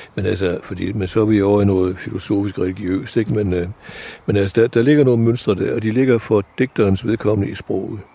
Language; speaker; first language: Danish; native; Danish